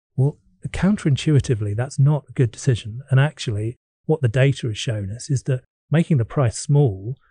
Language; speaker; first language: English; native; English